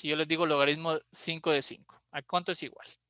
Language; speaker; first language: Spanish; native; Spanish